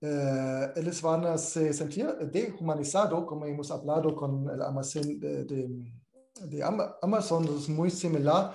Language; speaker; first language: Spanish; non-native, fluent; German